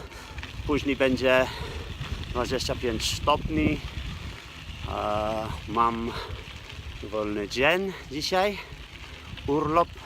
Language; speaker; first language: Polish; non-native, learner; English